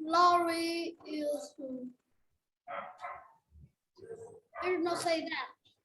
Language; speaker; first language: English; non-native, learner; Vietnamese